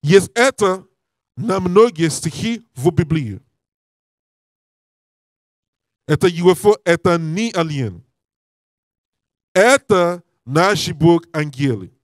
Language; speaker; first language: Russian; non-native, learner; English